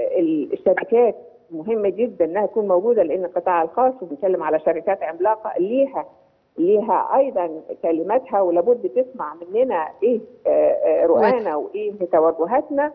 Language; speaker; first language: Arabic; native; Arabic